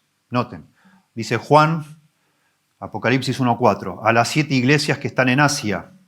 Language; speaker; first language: Spanish; native; Spanish